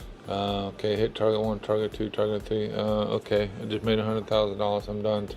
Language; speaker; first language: English; native; English